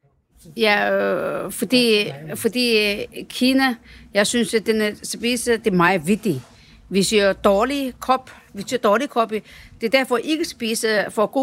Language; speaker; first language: Danish; non-native, learner; Chinese